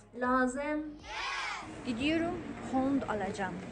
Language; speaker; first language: Turkish; non-native, fluent; Persian